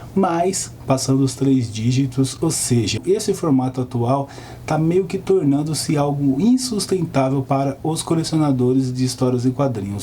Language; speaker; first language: Portuguese; native; Portuguese